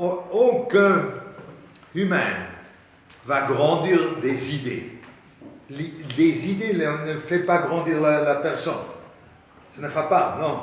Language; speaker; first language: French; non-native, learner; Hebrew